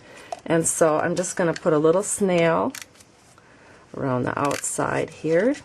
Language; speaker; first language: English; native; English